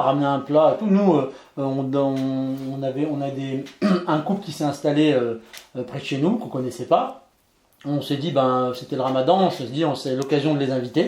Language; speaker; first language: French; native; French